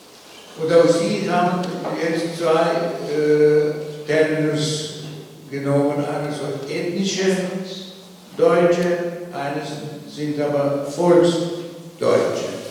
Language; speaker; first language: German; non-native, fluent; Slovenian